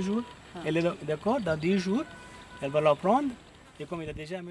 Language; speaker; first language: French; non-native, fluent; Hindi